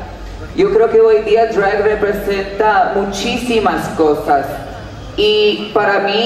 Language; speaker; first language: Spanish; early bilingual, heritage; Spanish